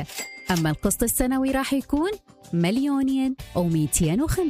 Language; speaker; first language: Arabic; native; Arabic